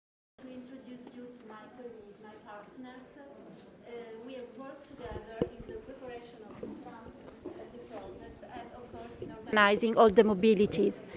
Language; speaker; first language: English; non-native, fluent; Italian